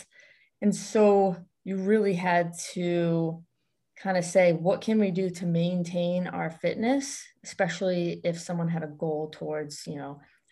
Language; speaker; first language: English; native; English